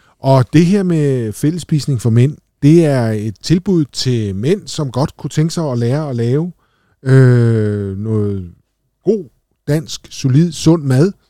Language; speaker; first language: Danish; native; Danish